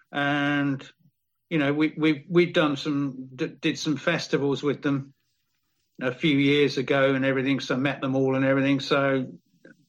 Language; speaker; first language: English; native; English